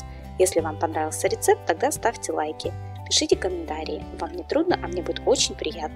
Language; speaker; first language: Russian; native; Russian